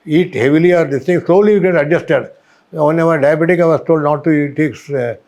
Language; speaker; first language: English; non-native, local second language; Tamil